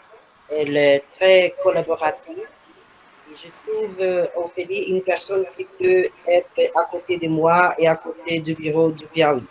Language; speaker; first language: French; non-native, fluent; Portuguese